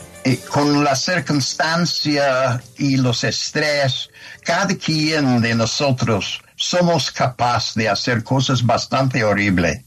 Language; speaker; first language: Spanish; non-native, fluent; English